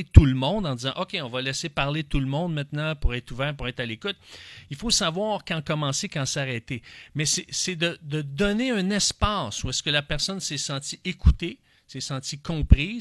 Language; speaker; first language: French; native; French